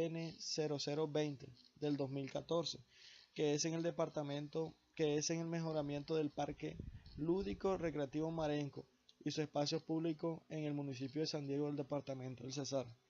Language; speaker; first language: Spanish; native; Spanish